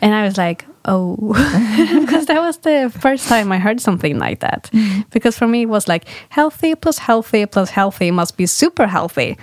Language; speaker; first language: English; non-native, fluent; Swedish